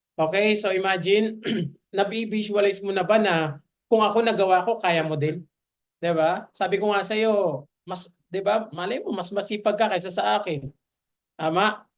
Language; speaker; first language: Filipino; native; Filipino